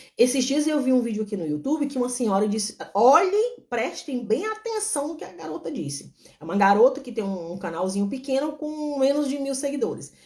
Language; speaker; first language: Portuguese; native; Portuguese